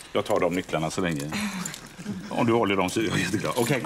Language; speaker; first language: Swedish; native; Swedish